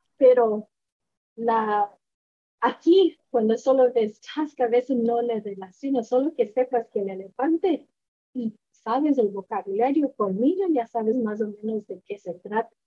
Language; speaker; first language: Spanish; early bilingual, heritage; Spanish